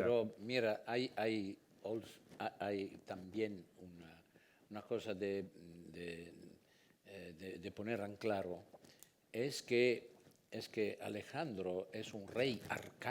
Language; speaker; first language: Spanish; non-native, fluent; Italian